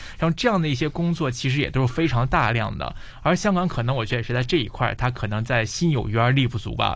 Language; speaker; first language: Chinese; native; Chinese